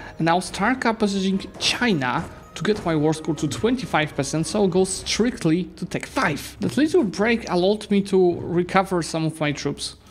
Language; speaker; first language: English; non-native, fluent; Polish